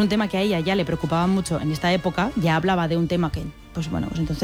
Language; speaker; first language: Spanish; native; Spanish